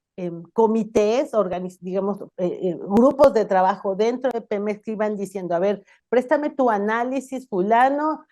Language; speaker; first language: Spanish; native; Spanish